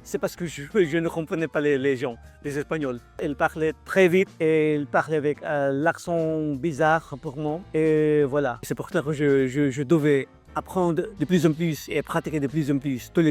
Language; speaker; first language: French; non-native, fluent; Filipino